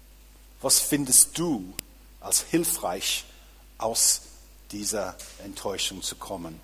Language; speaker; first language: German; non-native, fluent; English